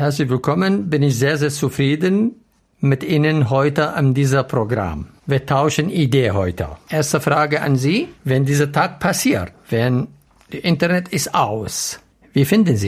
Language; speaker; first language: German; non-native, learner; Arabic